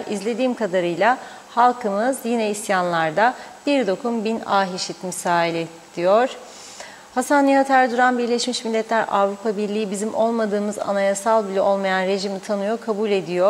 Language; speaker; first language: Turkish; native; Turkish